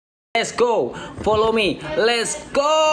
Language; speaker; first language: English; non-native, learner; Indonesian